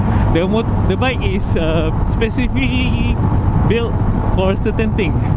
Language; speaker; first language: English; non-native, local second language; Malay